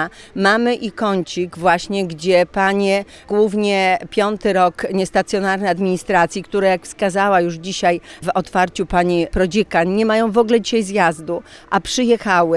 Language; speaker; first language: Polish; native; Polish